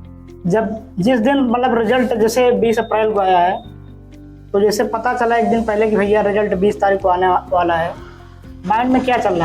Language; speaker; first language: Hindi; native; Hindi